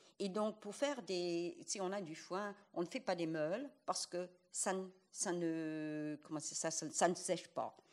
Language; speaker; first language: French; non-native, fluent; English